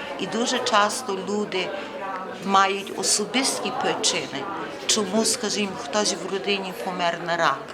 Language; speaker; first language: Ukrainian; early bilingual, heritage; Ukrainian